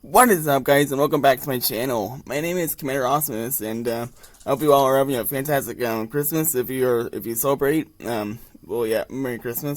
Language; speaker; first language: English; native; English